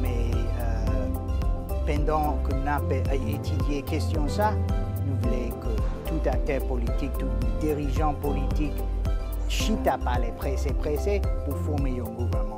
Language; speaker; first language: Haitian Creole; non-native, fluent; English